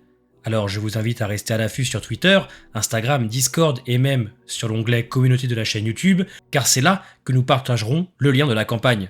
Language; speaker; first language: French; native; French